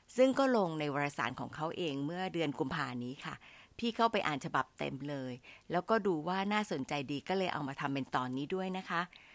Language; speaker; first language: Thai; native; Thai